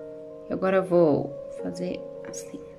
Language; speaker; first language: Portuguese; non-native, fluent; German